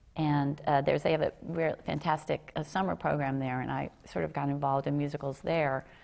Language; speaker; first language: English; native; English